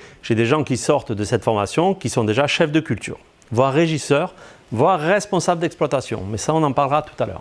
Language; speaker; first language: French; native; French